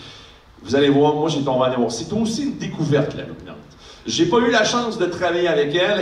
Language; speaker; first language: French; native; French